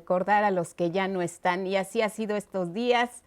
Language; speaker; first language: Spanish; native; Spanish